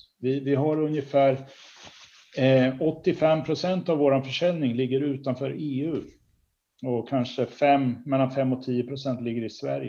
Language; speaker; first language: Swedish; native; Swedish